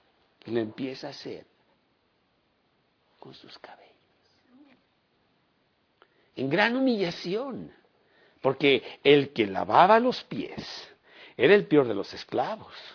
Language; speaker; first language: Spanish; native; Spanish